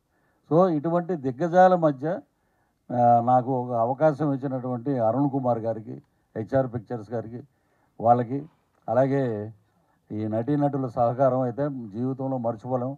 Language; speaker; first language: Telugu; native; Telugu